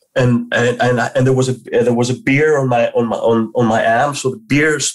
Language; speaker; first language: English; non-native, fluent; Greek